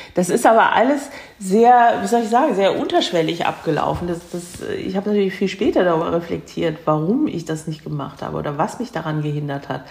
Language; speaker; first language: German; early bilingual, other home language; Korean